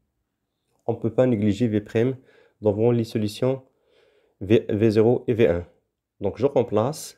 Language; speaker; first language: French; non-native, local second language; Arabic